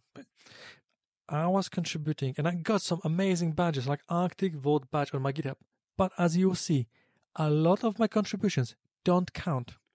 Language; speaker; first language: English; non-native, fluent; Polish